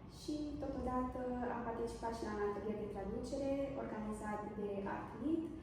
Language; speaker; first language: Romanian; early bilingual, heritage; Romanian